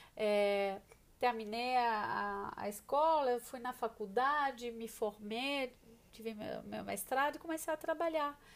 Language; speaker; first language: Portuguese; non-native, fluent; French